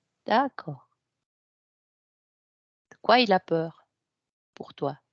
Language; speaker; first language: French; native; French